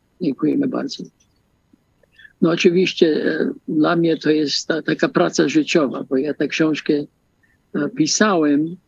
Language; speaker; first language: Polish; early bilingual, heritage; Polish